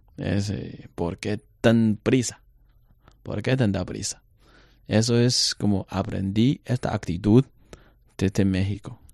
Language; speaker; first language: Spanish; non-native, learner; Chinese